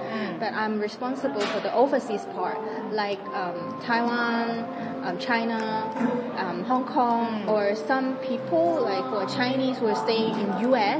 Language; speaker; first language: English; non-native, fluent; Cantonese